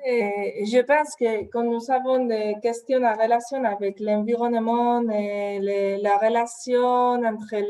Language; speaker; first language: French; non-native, fluent; Spanish